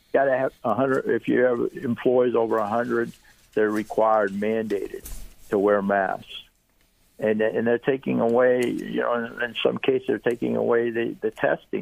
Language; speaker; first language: English; early bilingual, other home language; Greek